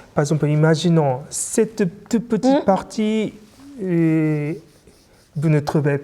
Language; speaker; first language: French; non-native, fluent; Japanese